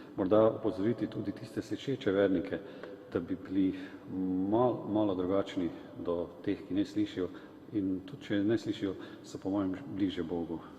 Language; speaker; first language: Slovenian; native; Slovenian